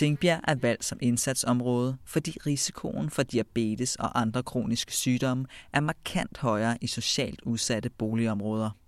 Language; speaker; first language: Danish; native; Danish